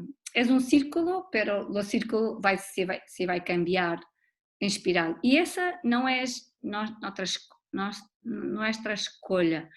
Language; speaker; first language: Spanish; non-native, learner; Portuguese